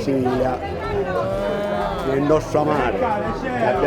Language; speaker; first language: Italian; native; Italian